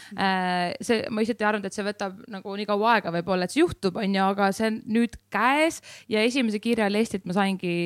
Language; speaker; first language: Estonian; native; Estonian